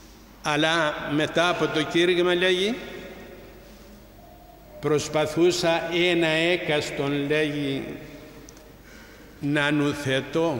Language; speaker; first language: Greek; native; Greek